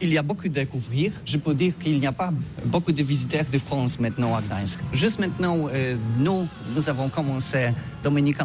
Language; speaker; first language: French; non-native, fluent; Polish